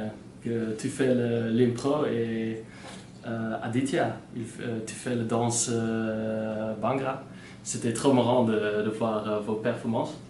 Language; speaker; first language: French; non-native, learner; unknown